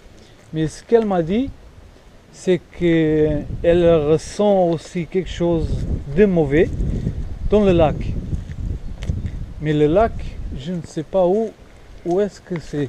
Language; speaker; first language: French; non-native, fluent; Portuguese